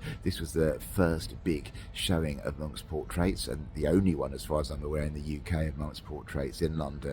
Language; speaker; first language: English; native; English